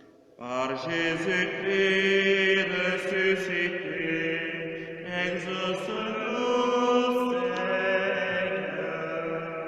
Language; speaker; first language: French; native; French